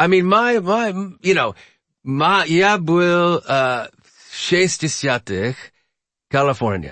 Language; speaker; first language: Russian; non-native, learner; English